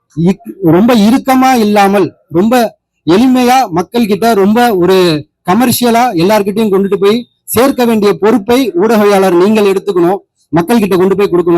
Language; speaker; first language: Tamil; native; Tamil